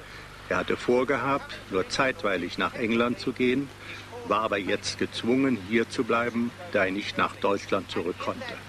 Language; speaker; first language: German; native; German